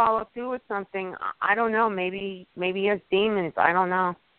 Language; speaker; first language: English; native; English